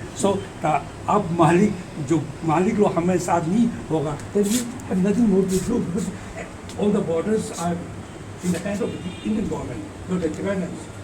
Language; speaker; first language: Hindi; non-native, local second language; Tibetan